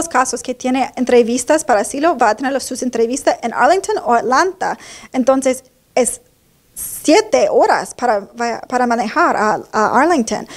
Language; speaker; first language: Spanish; non-native, learner; English